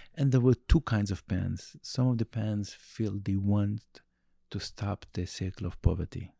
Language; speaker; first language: English; non-native, learner; Yiddish